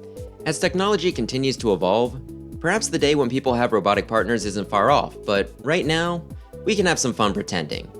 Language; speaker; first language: English; native; English